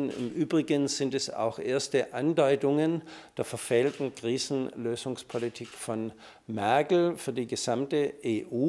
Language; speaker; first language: German; native; German